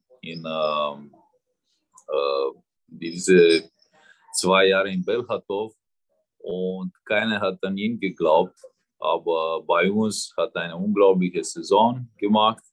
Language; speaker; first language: German; non-native, fluent; Romanian